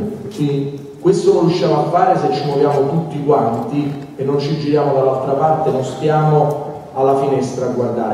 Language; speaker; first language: Italian; native; Italian